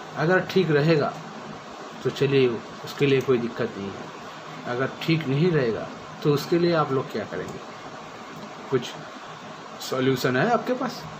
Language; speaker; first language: Hindi; non-native, local second language; Bangla